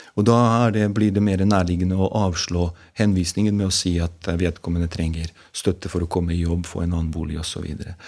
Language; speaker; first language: Norwegian; non-native, fluent; Bosnian